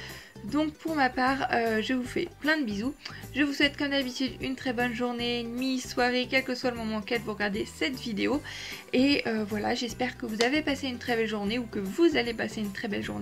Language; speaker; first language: French; native; French